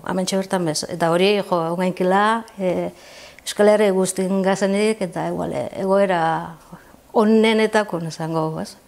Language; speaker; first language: Basque; native; Basque